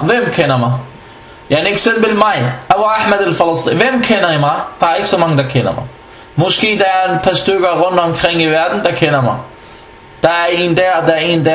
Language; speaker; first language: Danish; non-native, fluent; Arabic